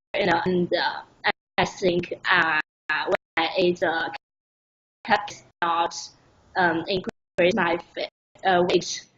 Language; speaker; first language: English; non-native, learner; Chinese